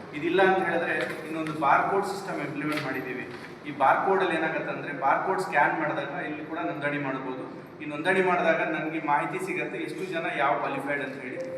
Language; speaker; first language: Kannada; native; Kannada